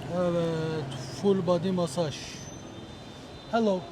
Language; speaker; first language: English; non-native, learner; Turkish